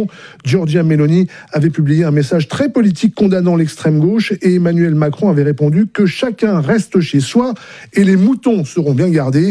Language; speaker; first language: French; native; French